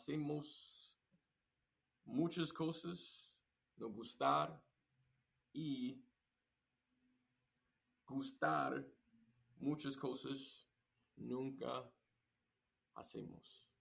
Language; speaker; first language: Spanish; non-native, learner; English